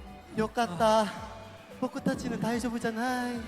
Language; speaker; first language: Japanese; non-native, learner; Korean